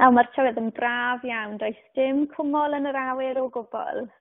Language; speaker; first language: Welsh; native; Welsh